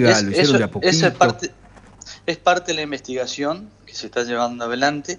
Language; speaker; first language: Spanish; native; Spanish